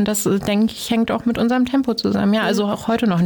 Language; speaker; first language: German; native; German